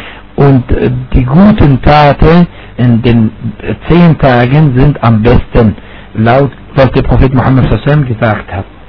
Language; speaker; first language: German; non-native, fluent; Arabic